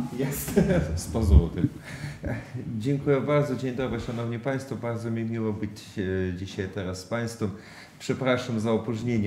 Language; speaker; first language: Polish; non-native, fluent; Russian